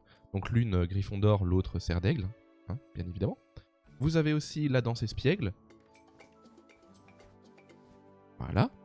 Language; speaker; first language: French; native; French